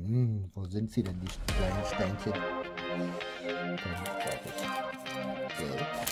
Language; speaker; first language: German; native; German